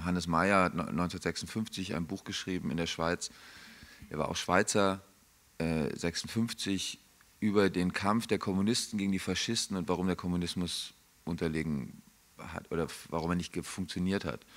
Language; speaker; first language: German; native; German